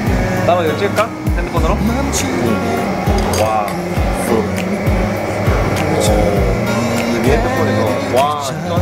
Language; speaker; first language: Korean; early bilingual, heritage; English